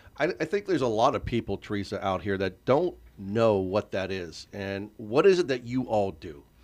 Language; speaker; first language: English; native; English